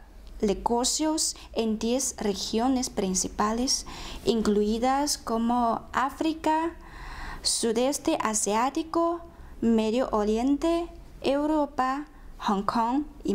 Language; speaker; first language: Spanish; non-native, fluent; Chinese